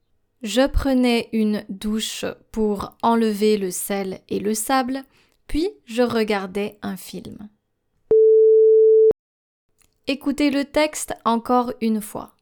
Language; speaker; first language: French; non-native, fluent; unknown